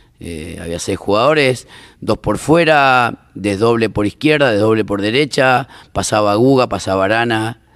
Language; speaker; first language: Spanish; native; Spanish